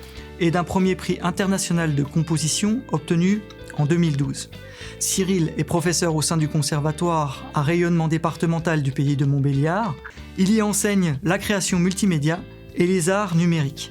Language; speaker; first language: French; native; French